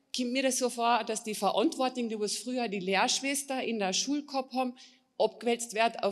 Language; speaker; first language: German; non-native, fluent; Polish